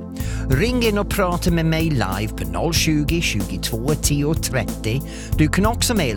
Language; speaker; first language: Swedish; non-native, fluent; English